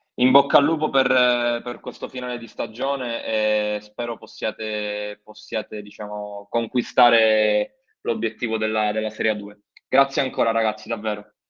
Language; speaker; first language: Italian; native; Italian